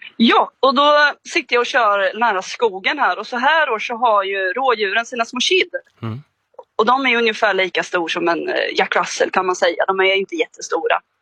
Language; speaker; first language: Swedish; native; Swedish